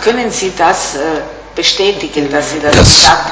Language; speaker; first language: German; non-native, fluent; Italian